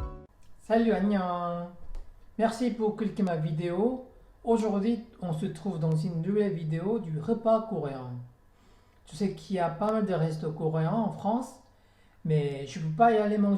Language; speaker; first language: French; non-native, learner; Korean